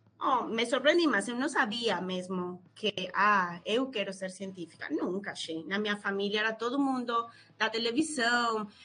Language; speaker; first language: Portuguese; non-native, fluent; Spanish